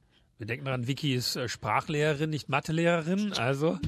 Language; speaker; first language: German; native; German